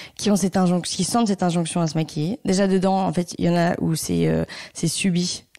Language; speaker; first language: French; native; French